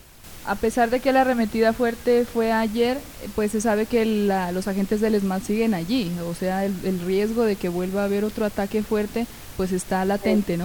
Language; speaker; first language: Spanish; native; Spanish